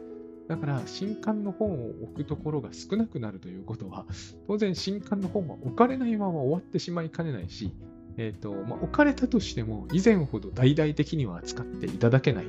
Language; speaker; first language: Japanese; native; Japanese